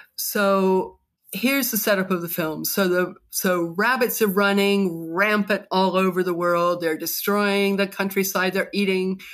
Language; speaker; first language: English; native; English